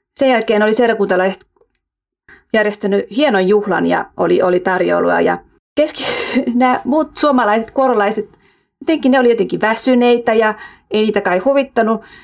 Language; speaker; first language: Finnish; early bilingual, heritage; Finnish